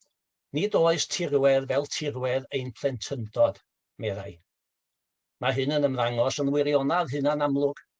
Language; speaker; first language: Welsh; native; Welsh